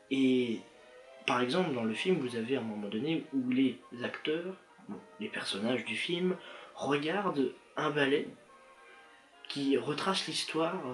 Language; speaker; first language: French; native; French